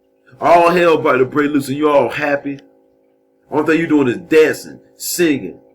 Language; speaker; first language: English; native; English